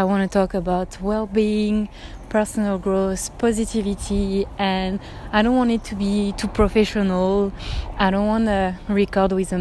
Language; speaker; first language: English; non-native, fluent; French